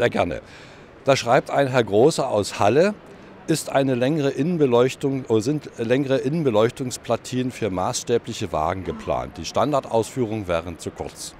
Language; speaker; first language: German; native; German